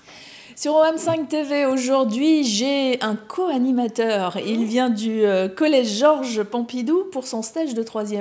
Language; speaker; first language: French; native; French